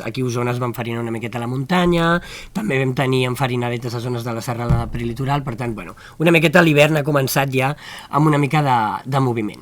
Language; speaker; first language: Catalan; native; Catalan